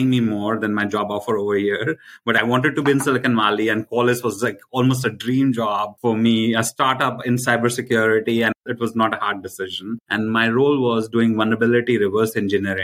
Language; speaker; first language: English; non-native, local second language; Hindi